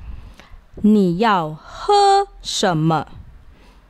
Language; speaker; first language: Chinese; non-native, local second language; Malay